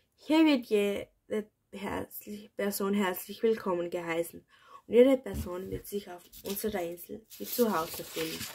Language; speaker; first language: German; early bilingual, other home language; Spanish